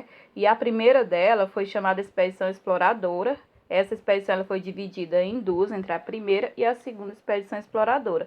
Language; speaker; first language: Portuguese; native; Portuguese